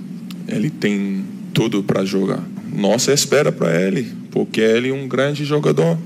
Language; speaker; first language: Portuguese; non-native, learner; Turkish